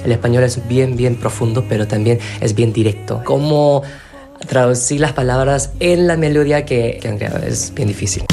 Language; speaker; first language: Spanish; non-native, fluent; Korean